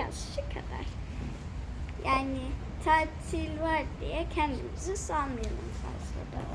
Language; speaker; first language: Turkish; early bilingual, heritage; Turkish